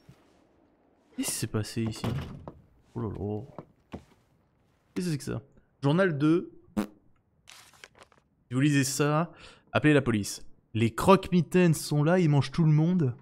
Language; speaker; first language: French; native; French